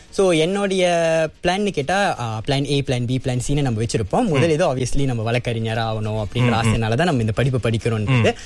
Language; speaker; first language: Tamil; native; Tamil